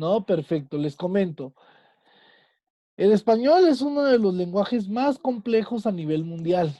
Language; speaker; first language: Spanish; native; Spanish